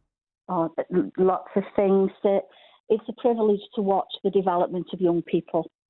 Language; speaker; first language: English; native; English